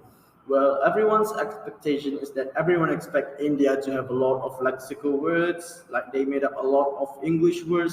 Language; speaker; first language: English; non-native, local second language; Malay